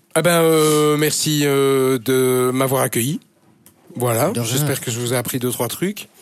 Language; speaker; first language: French; native; French